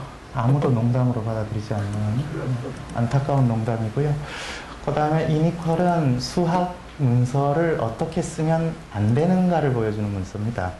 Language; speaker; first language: Korean; native; Korean